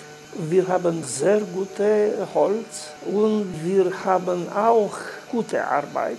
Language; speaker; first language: German; non-native, learner; Romanian